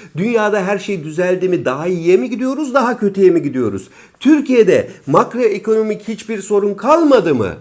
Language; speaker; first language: Turkish; native; Turkish